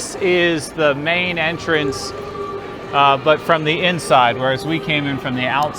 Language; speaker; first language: English; native; English